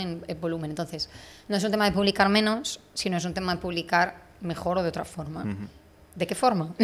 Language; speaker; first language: Spanish; native; Spanish